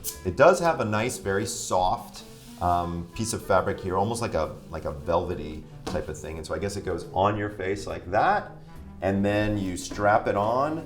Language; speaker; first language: English; native; English